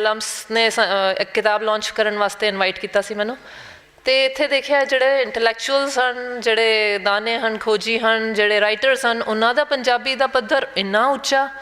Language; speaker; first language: Punjabi; non-native, local second language; Hindi